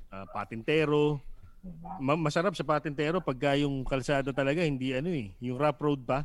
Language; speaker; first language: Filipino; native; Filipino